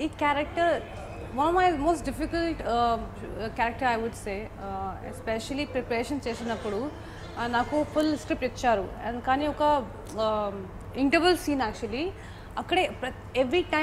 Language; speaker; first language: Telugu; non-native, local second language; Hindi